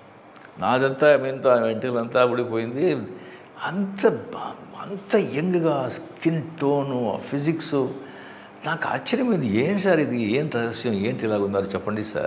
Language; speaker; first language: Telugu; non-native, local second language; Marathi